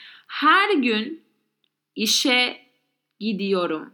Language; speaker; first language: Turkish; non-native, learner; English